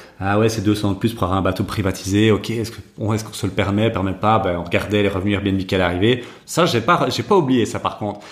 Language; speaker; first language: French; native; French